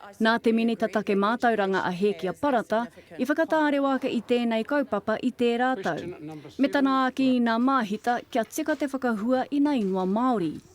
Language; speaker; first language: Māori; native; Māori